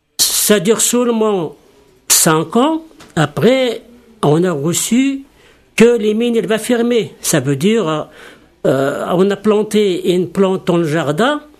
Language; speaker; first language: French; non-native, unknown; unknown